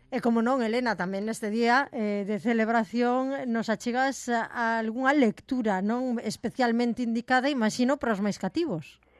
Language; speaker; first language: Galician; native; Galician